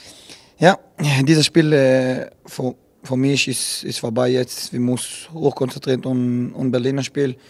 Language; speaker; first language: German; non-native, learner; Hebrew